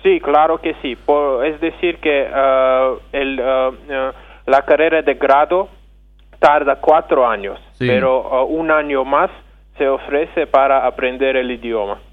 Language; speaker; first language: Spanish; non-native, fluent; Russian